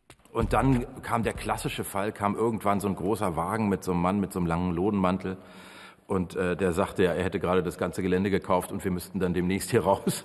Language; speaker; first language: German; native; German